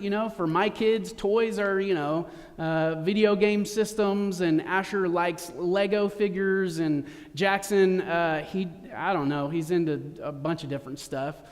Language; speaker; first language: English; native; English